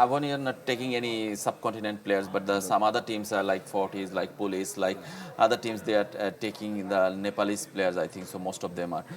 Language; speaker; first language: English; non-native, learner; Bangla